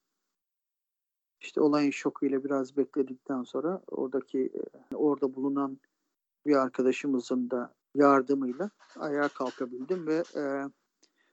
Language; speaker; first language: Turkish; native; Turkish